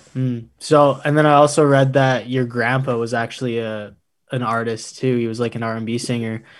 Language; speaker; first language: English; early bilingual, other home language; Filipino